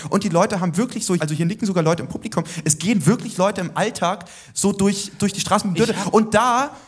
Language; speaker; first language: German; native; German